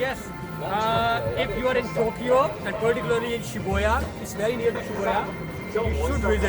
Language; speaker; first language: English; non-native, learner; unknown